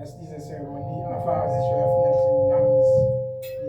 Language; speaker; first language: German; non-native, learner; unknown